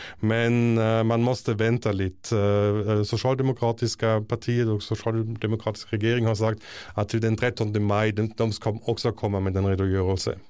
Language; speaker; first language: Swedish; non-native, fluent; German